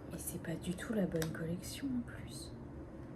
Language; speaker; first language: French; native; French